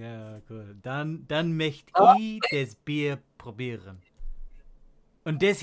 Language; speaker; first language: German; non-native, learner; English